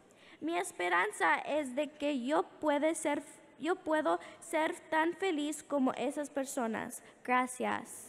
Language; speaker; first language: Spanish; early bilingual, heritage; English